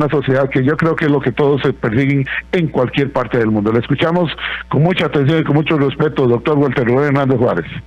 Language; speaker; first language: Spanish; native; Spanish